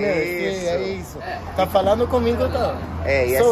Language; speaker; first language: Portuguese; non-native, learner; English